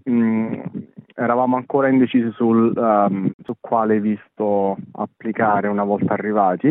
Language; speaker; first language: Italian; native; Italian